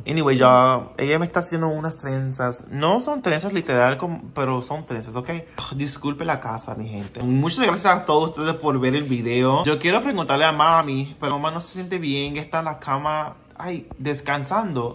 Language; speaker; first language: Spanish; non-native, fluent; English